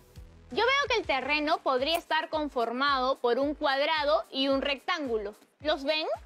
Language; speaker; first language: Spanish; native; Spanish